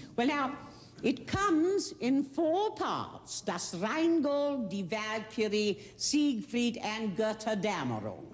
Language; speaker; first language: English; native; English